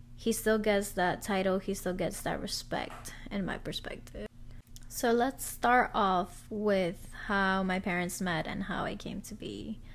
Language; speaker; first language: English; early bilingual, other home language; Spanish